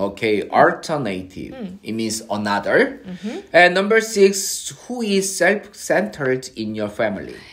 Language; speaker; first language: English; non-native, fluent; Korean